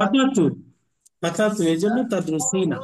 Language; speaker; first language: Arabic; non-native, learner; Bangla